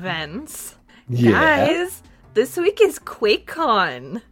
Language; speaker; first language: English; native; English